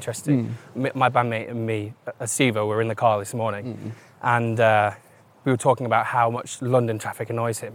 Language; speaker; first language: English; native; English